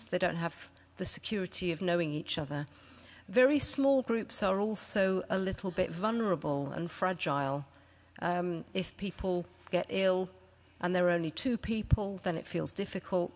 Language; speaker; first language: English; native; English